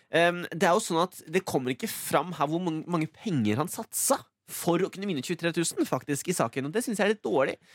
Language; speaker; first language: Norwegian; native; Norwegian